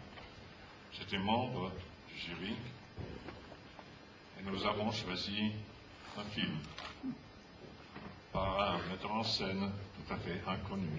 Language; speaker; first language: French; non-native, fluent; English